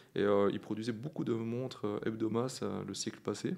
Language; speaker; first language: French; native; French